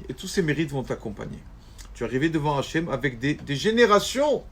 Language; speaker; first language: French; native; French